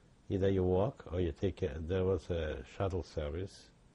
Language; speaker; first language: English; non-native, fluent; Yiddish